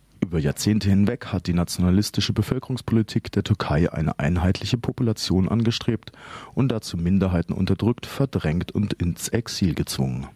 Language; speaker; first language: German; native; German